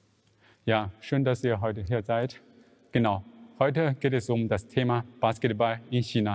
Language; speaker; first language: German; non-native, fluent; Chinese